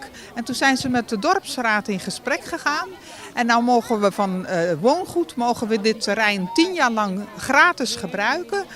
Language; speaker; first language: Dutch; native; Dutch